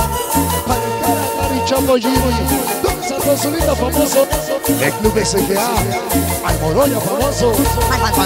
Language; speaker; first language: Spanish; native; Spanish